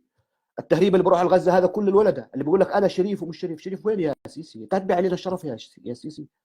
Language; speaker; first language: Arabic; native; Arabic